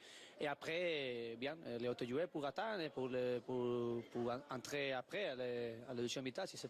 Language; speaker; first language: French; non-native, learner; Spanish